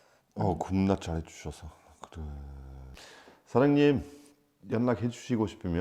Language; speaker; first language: Korean; non-native, fluent; French